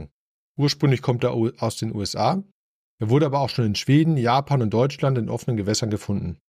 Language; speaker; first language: German; native; German